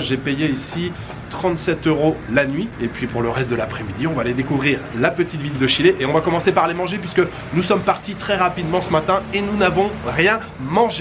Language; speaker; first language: French; native; French